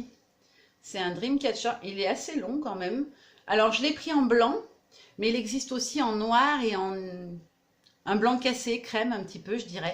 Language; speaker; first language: French; native; French